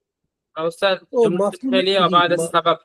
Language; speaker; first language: Arabic; non-native, fluent; Bangla